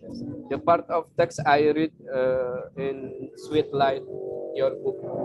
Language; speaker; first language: English; non-native, learner; Indonesian